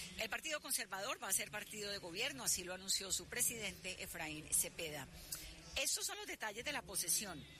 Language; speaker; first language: Spanish; native; Spanish